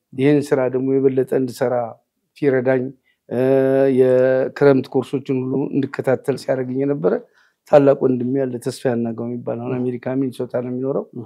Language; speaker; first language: Amharic; native; Amharic